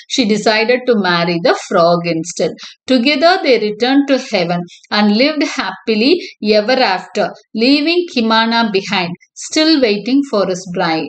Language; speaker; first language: English; non-native, local second language; Tamil